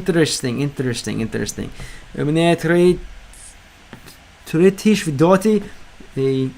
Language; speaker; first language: Russian; non-native, learner; English